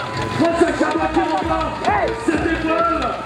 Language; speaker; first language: French; native; French